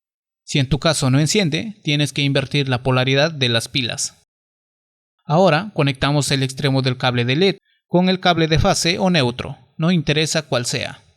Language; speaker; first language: Spanish; native; Spanish